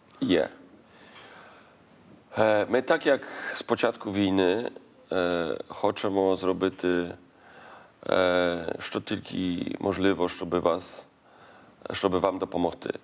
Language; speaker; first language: Ukrainian; non-native, learner; Polish